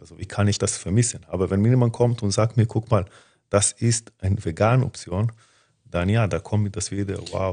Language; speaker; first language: German; non-native, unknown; Hebrew